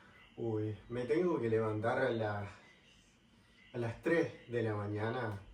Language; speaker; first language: Spanish; non-native, fluent; English